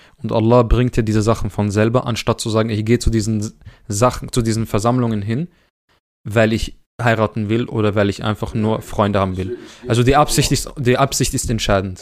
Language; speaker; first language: German; early bilingual, other home language; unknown